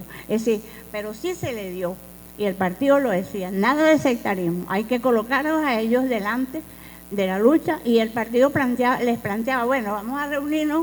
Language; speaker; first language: Spanish; native; Spanish